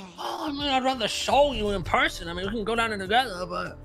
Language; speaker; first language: English; native; English